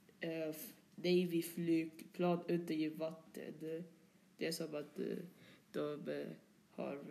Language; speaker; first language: Swedish; non-native, learner; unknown